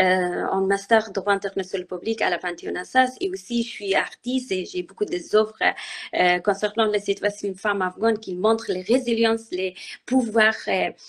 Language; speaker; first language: French; non-native, learner; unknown